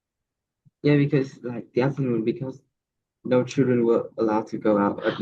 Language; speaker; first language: English; non-native, learner; Vietnamese